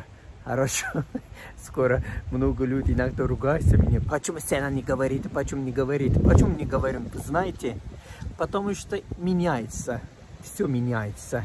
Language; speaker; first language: Russian; non-native, fluent; Turkish